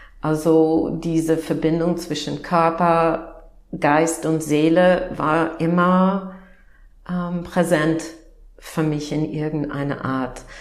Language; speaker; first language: German; non-native, fluent; English